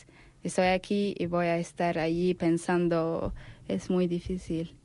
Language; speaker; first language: Spanish; non-native, learner; Arabic